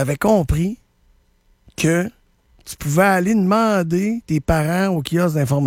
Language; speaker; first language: French; native; French